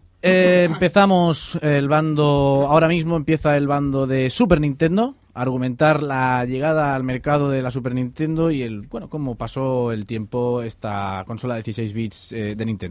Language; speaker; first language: Spanish; native; Spanish